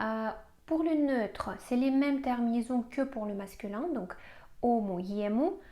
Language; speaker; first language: French; non-native, fluent; Russian